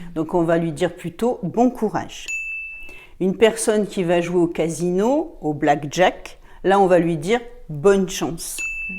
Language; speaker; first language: French; native; French